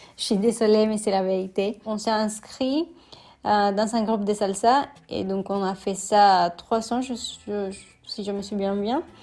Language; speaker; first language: French; non-native, fluent; Spanish